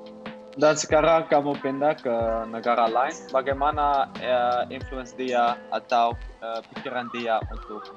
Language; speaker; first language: Indonesian; non-native, learner; Dutch